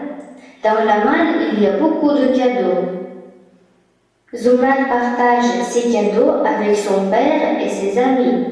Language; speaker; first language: French; non-native, learner; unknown